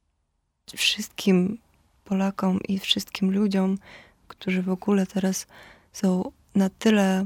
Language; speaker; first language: Polish; non-native, fluent; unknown